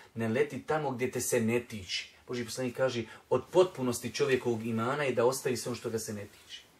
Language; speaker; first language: Bosnian; native; Bosnian